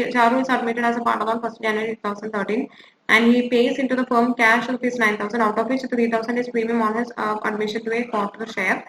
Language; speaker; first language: English; non-native, local second language; Malayalam